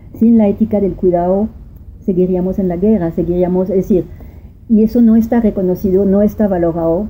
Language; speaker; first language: Spanish; non-native, fluent; French